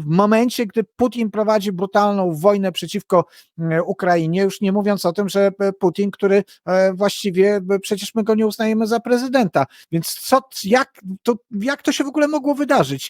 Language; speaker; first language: Polish; native; Polish